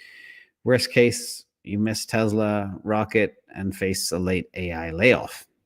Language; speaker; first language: English; native; English